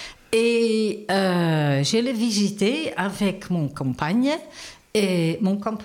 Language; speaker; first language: French; non-native, fluent; Dutch